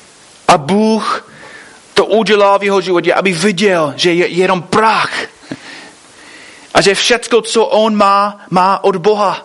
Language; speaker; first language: Czech; non-native, fluent; English